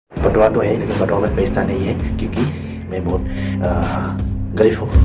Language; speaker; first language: Hindi; non-native, local second language; Kok Borok